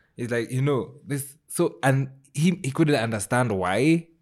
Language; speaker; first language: English; non-native, local second language; Gusii